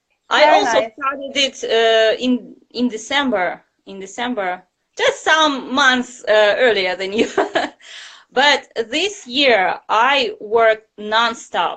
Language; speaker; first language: English; non-native, fluent; Russian